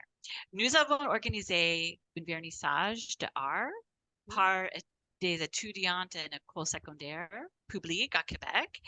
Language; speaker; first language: French; non-native, fluent; English